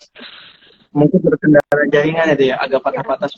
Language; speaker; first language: Indonesian; native; Indonesian